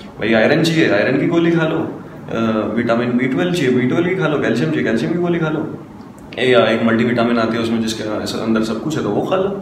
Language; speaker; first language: Hindi; native; Hindi